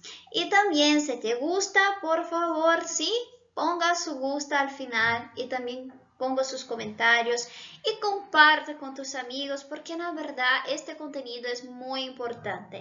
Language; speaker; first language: Spanish; non-native, fluent; Portuguese